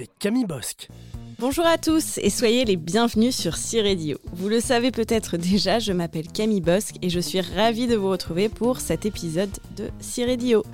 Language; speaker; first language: French; native; French